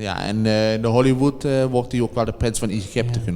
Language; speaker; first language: Dutch; native; Dutch